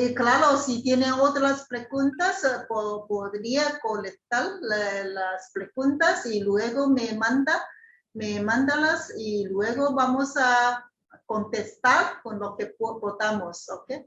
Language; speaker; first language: Spanish; non-native, fluent; Chinese